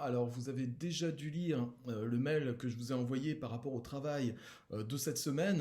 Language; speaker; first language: French; native; French